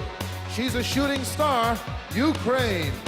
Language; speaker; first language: English; native; English